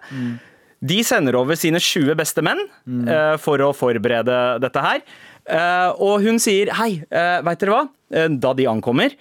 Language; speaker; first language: Norwegian; early bilingual, other home language; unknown